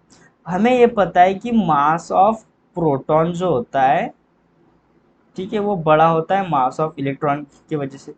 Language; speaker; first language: Hindi; native; Hindi